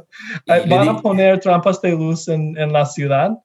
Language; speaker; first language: Spanish; non-native, fluent; English